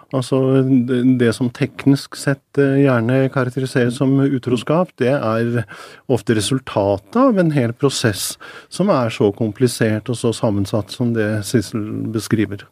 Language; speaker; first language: Norwegian; native; Norwegian